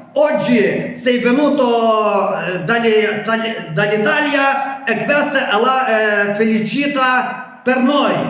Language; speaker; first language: Italian; non-native, learner; Ukrainian